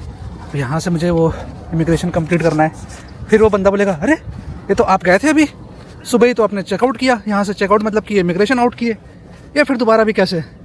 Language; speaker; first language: Hindi; native; Hindi